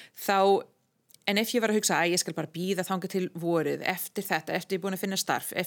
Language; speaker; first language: Icelandic; non-native, fluent; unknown